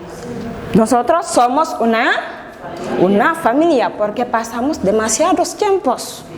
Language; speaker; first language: Spanish; non-native, fluent; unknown